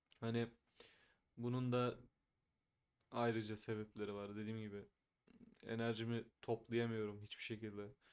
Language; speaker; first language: Turkish; native; Turkish